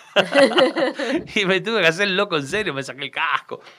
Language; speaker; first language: Spanish; native; Spanish